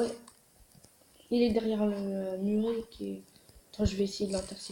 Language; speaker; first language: French; native; French